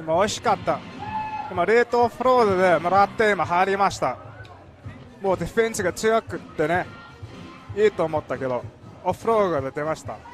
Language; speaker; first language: Japanese; non-native, learner; English